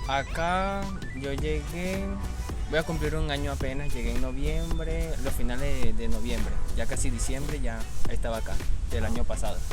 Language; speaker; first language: Spanish; native; Spanish